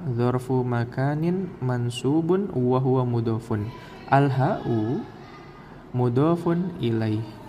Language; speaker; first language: Arabic; non-native, learner; Indonesian